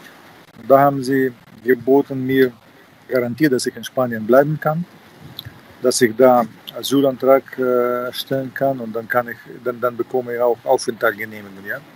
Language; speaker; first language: German; non-native, fluent; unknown